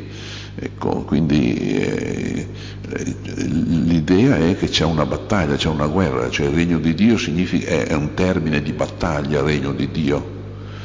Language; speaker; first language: Italian; native; Italian